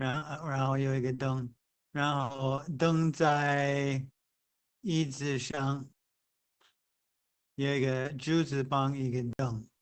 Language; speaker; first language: Chinese; non-native, fluent; English